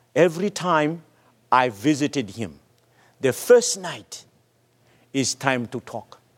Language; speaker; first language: English; non-native, fluent; Malagasy